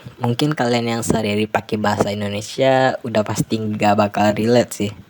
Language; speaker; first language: Indonesian; non-native, local second language; Minangkabau